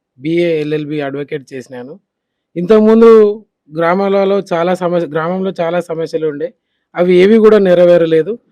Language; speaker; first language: Telugu; native; Telugu